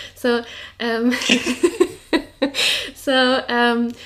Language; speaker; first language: English; non-native, fluent; German